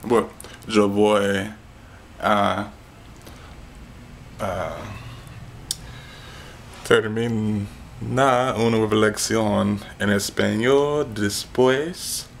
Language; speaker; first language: Spanish; non-native, learner; English